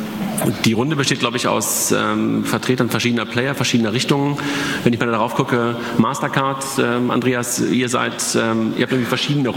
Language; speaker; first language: German; native; German